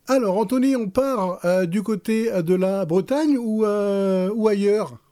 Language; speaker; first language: French; native; French